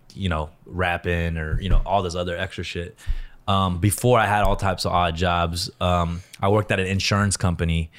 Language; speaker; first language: English; early bilingual, other home language; Korean